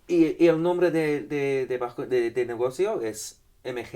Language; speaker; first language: Spanish; non-native, fluent; English